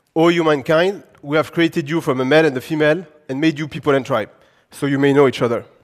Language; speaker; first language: English; non-native, fluent; French